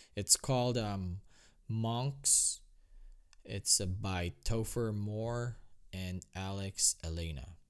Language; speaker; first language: English; non-native, local second language; Filipino